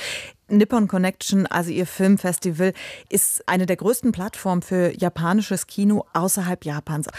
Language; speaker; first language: German; native; German